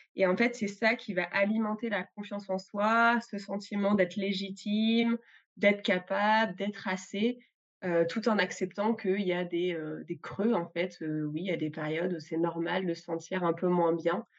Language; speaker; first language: French; native; French